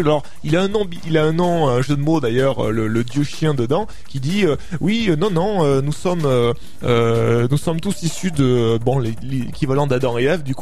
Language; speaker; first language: French; native; French